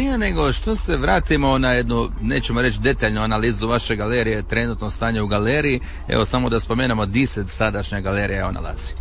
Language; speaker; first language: Serbian; native; Serbian